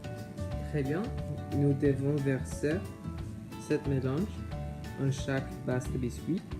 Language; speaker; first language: French; non-native, learner; English